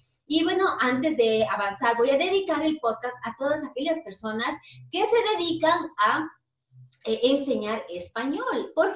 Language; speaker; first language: Spanish; native; Spanish